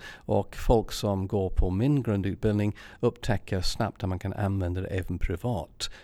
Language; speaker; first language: Swedish; non-native, fluent; English